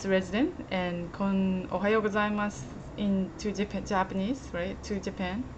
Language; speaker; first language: English; non-native, fluent; Japanese